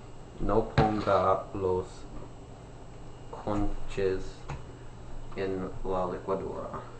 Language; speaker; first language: Spanish; non-native, learner; English